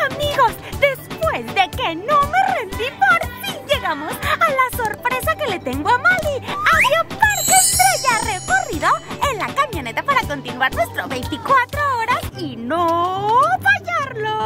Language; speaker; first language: Spanish; native; Spanish